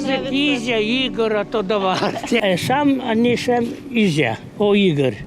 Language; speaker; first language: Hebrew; non-native, learner; Russian